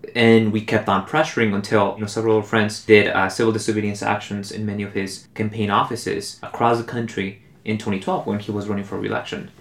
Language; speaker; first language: English; early bilingual, other home language; Spanish